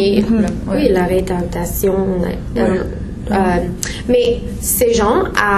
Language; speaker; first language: French; non-native, learner; English